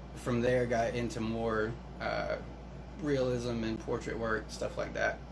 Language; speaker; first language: English; native; English